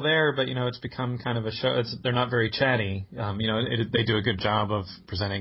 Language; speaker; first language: English; native; English